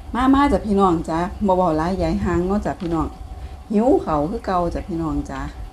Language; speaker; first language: Thai; native; Thai